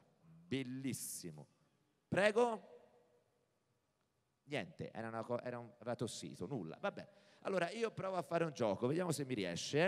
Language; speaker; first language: Italian; native; Italian